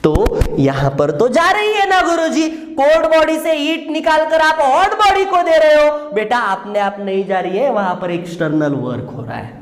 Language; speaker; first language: Hindi; non-native, local second language; Marathi